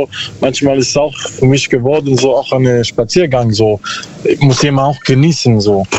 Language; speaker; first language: German; non-native, learner; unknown